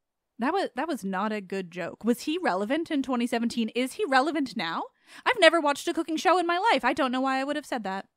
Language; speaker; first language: English; native; English